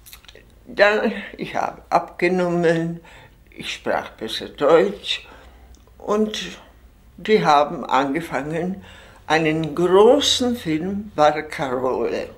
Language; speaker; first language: German; non-native, fluent; Czech